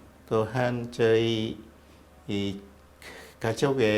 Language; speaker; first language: Korean; non-native, fluent; Vietnamese